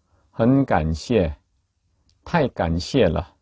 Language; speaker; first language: Chinese; non-native, fluent; Korean